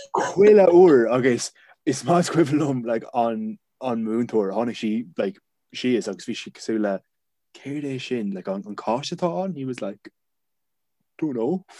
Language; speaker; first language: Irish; non-native, local second language; English